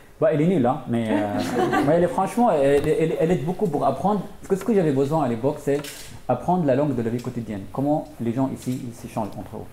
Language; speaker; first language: French; non-native, fluent; Arabic